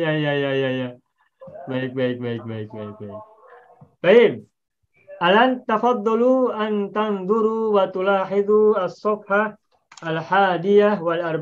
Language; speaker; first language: Arabic; non-native, fluent; Indonesian